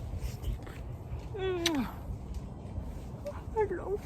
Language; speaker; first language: Korean; non-native, learner; Ukrainian